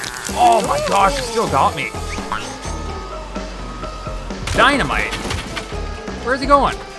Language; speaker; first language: English; native; English